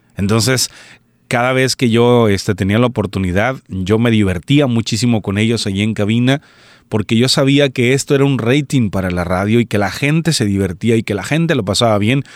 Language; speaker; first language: Spanish; native; Spanish